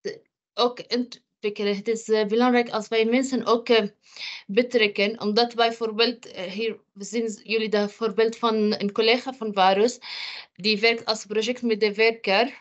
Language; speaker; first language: Dutch; non-native, fluent; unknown